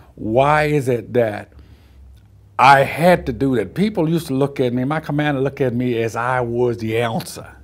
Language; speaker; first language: English; native; English